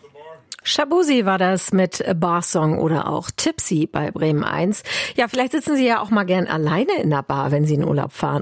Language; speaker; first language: German; native; German